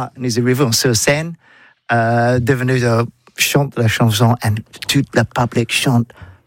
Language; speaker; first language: French; non-native, learner; English